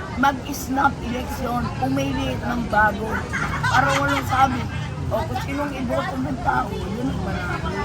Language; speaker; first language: Filipino; non-native, local second language; Iloko